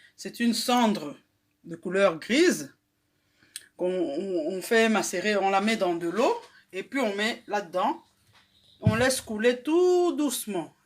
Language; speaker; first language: French; non-native, local second language; Lingala